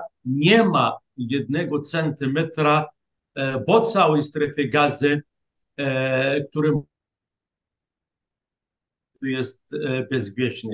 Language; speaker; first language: Polish; non-native, fluent; Arabic